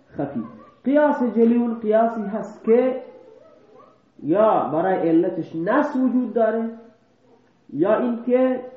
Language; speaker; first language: Persian; non-native, local second language; Baluchi